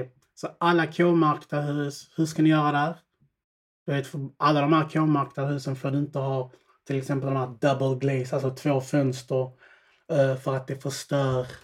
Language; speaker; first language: Swedish; early bilingual, other home language; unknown